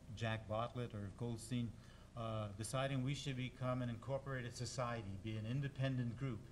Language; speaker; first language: English; native; English